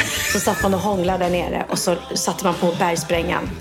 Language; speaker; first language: Swedish; native; Swedish